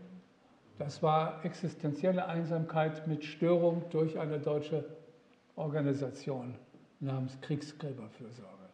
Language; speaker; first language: German; native; German